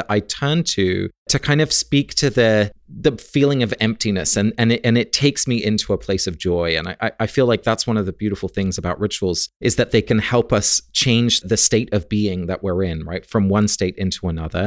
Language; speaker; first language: English; native; English